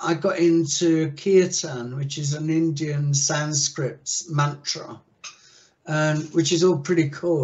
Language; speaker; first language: English; native; English